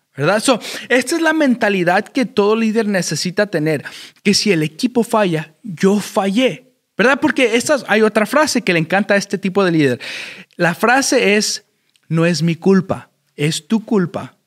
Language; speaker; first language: Spanish; early bilingual, heritage; Spanish